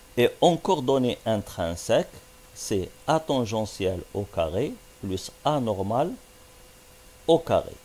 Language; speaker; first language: French; non-native, local second language; Arabic